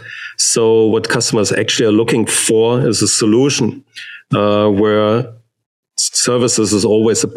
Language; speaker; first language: English; non-native, fluent; German